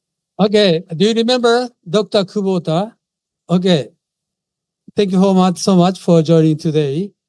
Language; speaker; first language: English; non-native, fluent; Japanese